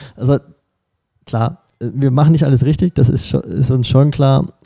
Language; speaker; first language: German; native; German